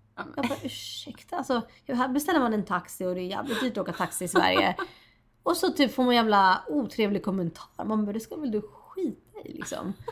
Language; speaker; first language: Swedish; native; Swedish